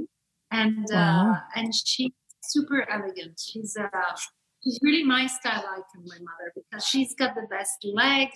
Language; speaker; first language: English; non-native, local second language; French